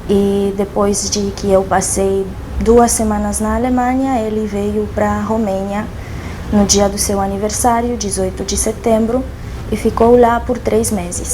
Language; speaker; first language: Portuguese; non-native, fluent; Romanian